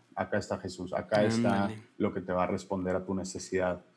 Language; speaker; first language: Spanish; native; Spanish